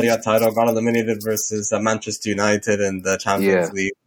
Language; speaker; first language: English; native; English